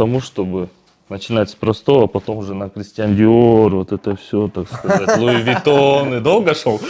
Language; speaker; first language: Russian; native; Russian